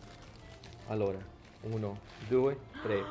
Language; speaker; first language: Italian; non-native, learner; English